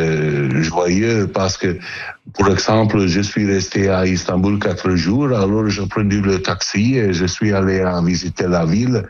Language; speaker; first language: French; non-native, learner; Italian